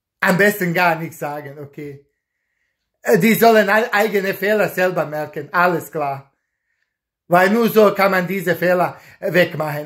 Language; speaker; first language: German; non-native, learner; Bosnian